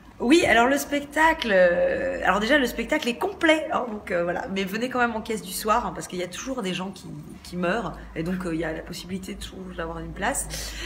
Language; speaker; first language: French; native; French